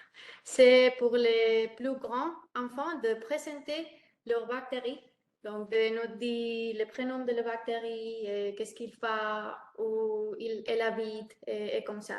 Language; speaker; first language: French; non-native, learner; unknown